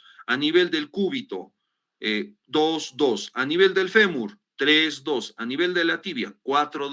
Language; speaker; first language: Spanish; native; Spanish